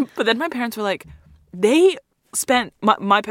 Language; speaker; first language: English; non-native, fluent; Russian